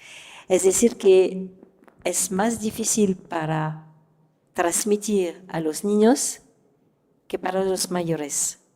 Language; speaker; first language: Spanish; non-native, fluent; French